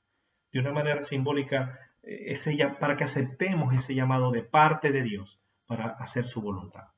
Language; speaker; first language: Spanish; native; Spanish